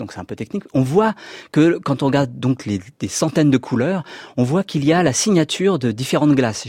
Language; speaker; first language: French; native; French